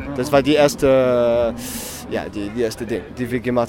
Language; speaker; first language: German; non-native, fluent; French